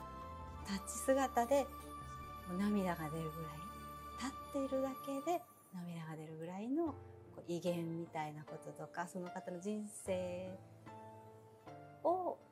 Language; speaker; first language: Japanese; native; Japanese